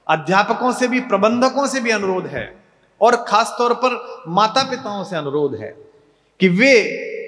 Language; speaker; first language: Hindi; native; Hindi